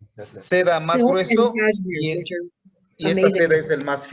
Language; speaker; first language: Spanish; non-native, local second language; Zapotec